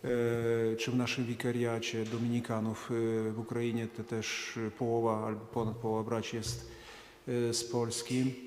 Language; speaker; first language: Polish; non-native, fluent; Ukrainian